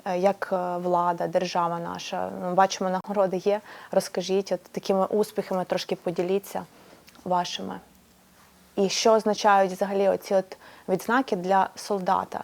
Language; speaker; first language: Ukrainian; native; Ukrainian